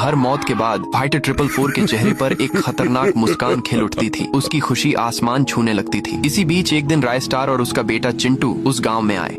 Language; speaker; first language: Hindi; native; Hindi